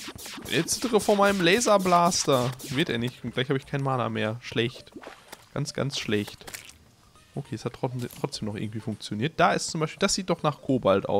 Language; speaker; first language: German; native; German